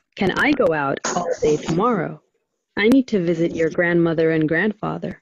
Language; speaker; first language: English; non-native, learner; Portuguese